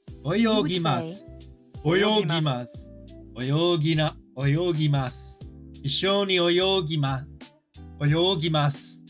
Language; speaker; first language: Japanese; non-native, learner; English